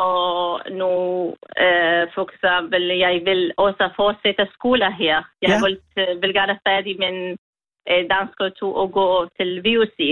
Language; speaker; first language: Norwegian; non-native, learner; Kurdish